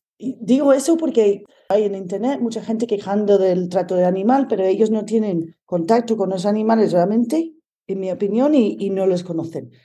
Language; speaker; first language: Spanish; non-native, fluent; English